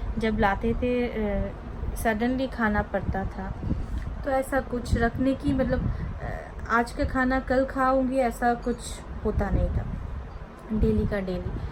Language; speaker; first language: Hindi; non-native, local second language; Bangla